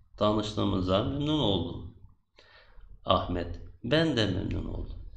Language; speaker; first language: Turkish; non-native, fluent; Arabic